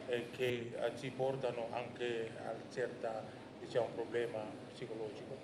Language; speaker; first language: Italian; non-native, learner; Indonesian